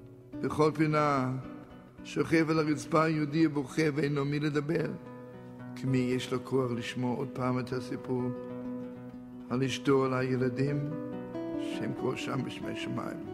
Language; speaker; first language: Hebrew; non-native, fluent; Yiddish